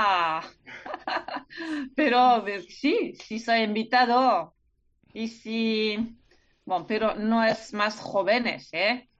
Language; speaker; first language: Spanish; non-native, learner; French